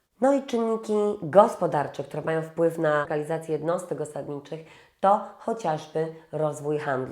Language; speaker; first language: Polish; native; Polish